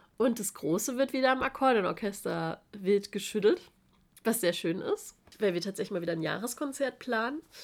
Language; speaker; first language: German; native; German